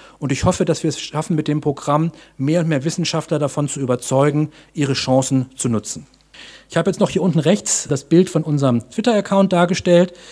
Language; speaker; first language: German; native; German